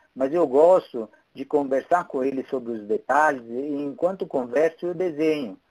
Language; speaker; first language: Portuguese; non-native, fluent; Italian